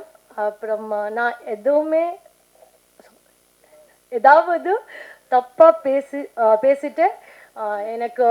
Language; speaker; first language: Tamil; non-native, learner; Kannada